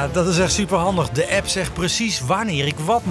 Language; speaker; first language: Dutch; native; Dutch